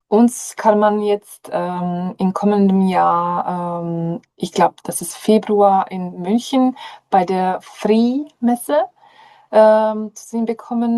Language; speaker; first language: German; non-native, fluent; Czech